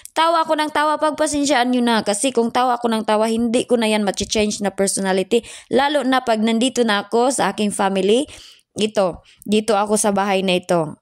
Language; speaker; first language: Filipino; non-native, local second language; Cebuano